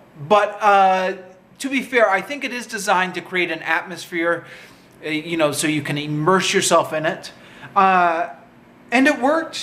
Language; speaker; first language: English; native; English